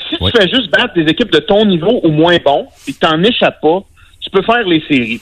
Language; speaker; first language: French; native; French